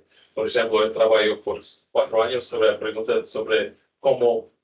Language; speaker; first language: Portuguese; non-native, learner; Spanish